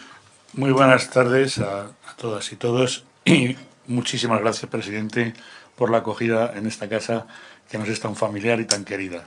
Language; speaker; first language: Spanish; native; Spanish